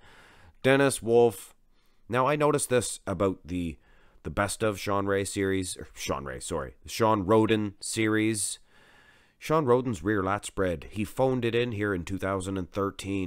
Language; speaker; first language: English; native; English